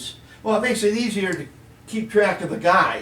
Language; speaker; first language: English; native; English